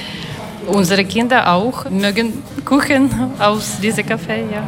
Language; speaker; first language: German; non-native, learner; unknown